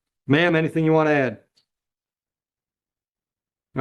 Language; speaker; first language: English; native; English